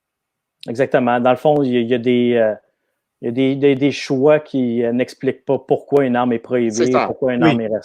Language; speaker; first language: French; native; French